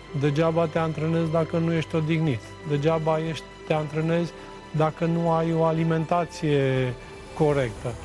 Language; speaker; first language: Romanian; native; Romanian